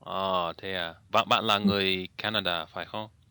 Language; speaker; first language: Vietnamese; non-native, learner; English